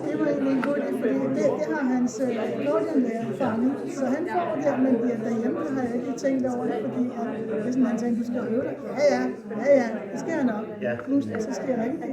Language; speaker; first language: Danish; native; Danish